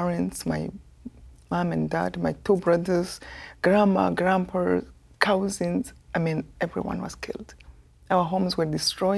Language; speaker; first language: English; non-native, local second language; Kinyarwanda